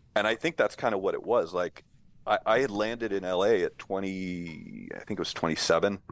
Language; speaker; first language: English; native; English